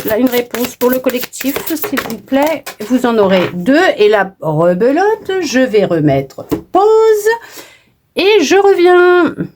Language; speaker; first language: French; native; French